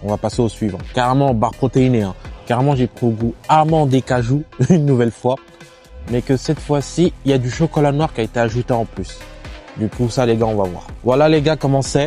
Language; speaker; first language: French; native; French